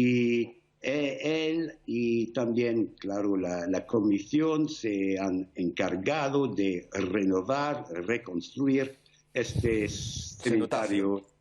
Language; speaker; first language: Spanish; non-native, fluent; English